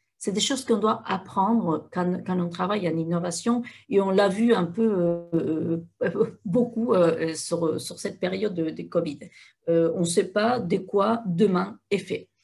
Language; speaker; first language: French; non-native, fluent; Spanish